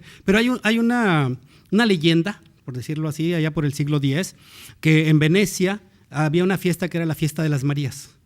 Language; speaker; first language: Spanish; native; Spanish